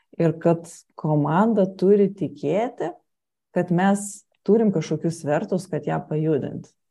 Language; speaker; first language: Lithuanian; native; Lithuanian